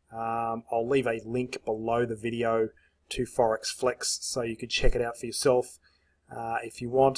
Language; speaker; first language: English; native; English